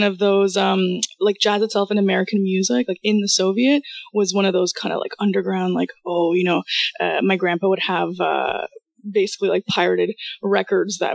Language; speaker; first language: English; non-native, fluent; Russian